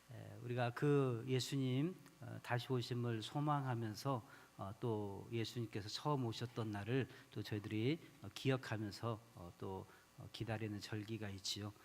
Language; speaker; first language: Korean; native; Korean